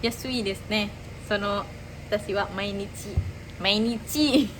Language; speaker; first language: Japanese; non-native, learner; Indonesian